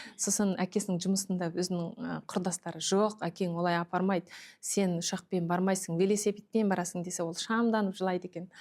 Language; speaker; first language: Kazakh; early bilingual, heritage; Kazakh